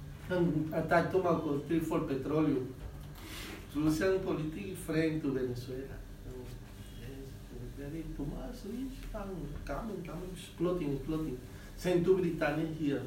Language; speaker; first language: English; non-native, learner; Spanish